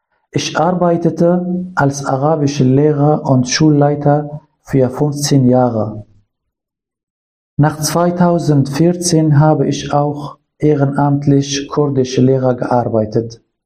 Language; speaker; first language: German; non-native, learner; Kurdish